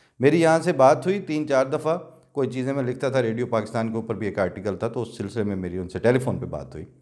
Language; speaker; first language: Urdu; non-native, local second language; Punjabi